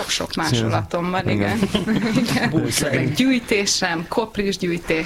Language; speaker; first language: Hungarian; native; Hungarian